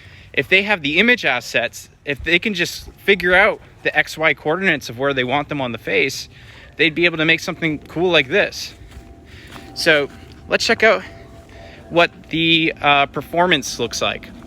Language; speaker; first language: English; native; English